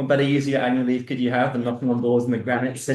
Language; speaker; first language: English; native; English